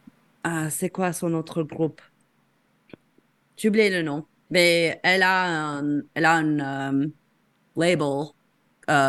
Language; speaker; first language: French; non-native, fluent; English